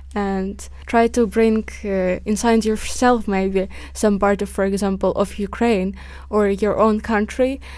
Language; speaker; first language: English; early bilingual, other home language; Ukrainian